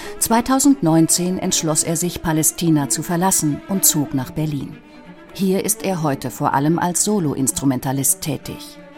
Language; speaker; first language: German; native; German